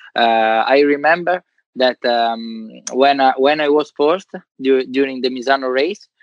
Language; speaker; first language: English; non-native, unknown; Italian